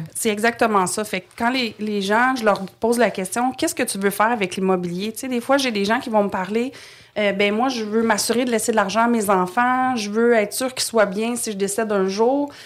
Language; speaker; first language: French; native; French